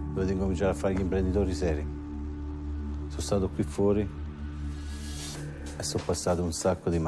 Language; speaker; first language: Italian; native; Italian